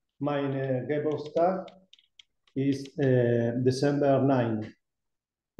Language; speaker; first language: German; non-native, learner; Spanish